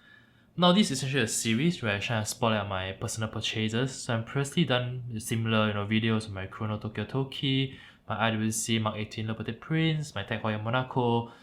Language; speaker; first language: English; native; English